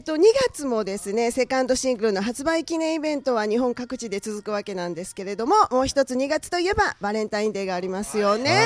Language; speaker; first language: Japanese; native; Japanese